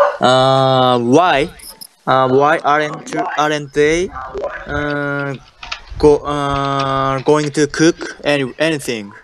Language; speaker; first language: English; non-native, learner; Japanese